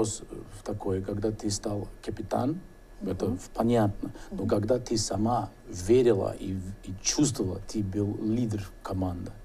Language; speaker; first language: Russian; non-native, learner; English